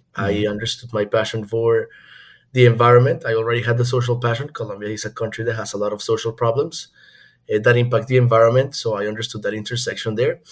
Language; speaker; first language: English; non-native, fluent; Spanish